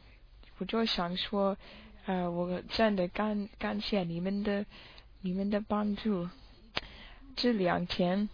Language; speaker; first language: Chinese; non-native, learner; English